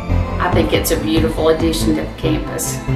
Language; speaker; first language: English; native; English